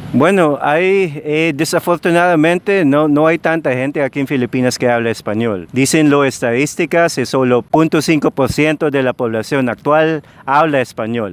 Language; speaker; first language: Spanish; non-native, fluent; Filipino